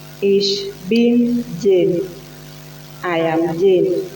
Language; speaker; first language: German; non-native, learner; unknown